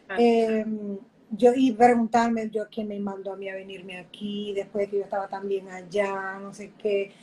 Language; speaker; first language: Spanish; native; Spanish